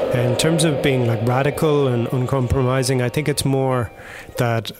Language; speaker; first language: English; native; English